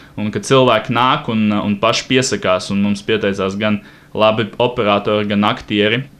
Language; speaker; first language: Latvian; non-native, local second language; Russian